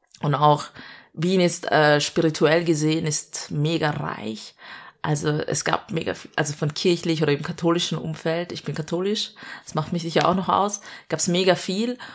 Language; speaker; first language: German; early bilingual, other home language; Malayalam